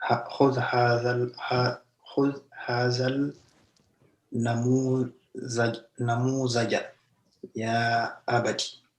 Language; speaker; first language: Arabic; non-native, learner; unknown